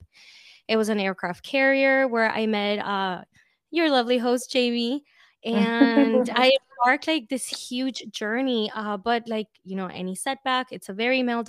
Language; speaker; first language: English; early bilingual, other home language; Spanish